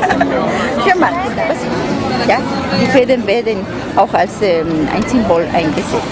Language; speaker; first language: German; non-native, fluent; Spanish